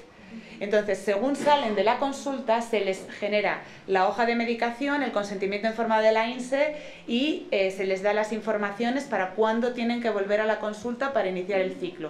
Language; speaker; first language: Spanish; native; Spanish